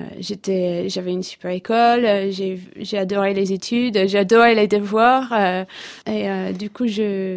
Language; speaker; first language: French; non-native, fluent; English